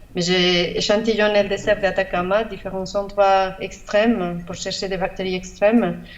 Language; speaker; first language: French; non-native, fluent; Spanish